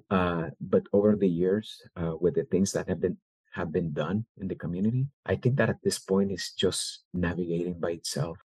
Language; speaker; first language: English; early bilingual, other home language; Spanish